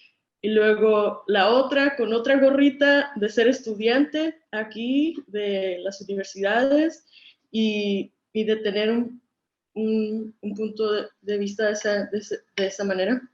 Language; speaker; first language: Spanish; early bilingual, other home language; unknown